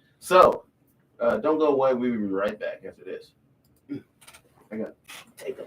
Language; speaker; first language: English; native; English